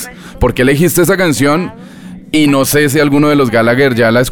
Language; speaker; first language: Spanish; native; Spanish